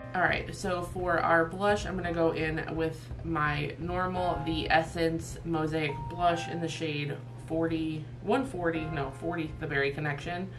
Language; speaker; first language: English; native; English